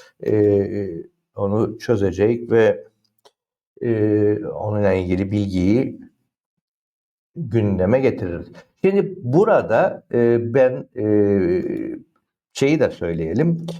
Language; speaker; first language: Turkish; native; Turkish